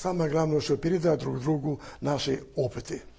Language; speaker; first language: Russian; non-native, fluent; Hungarian